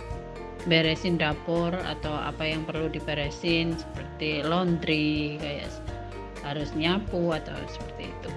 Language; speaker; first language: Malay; non-native, local second language; Javanese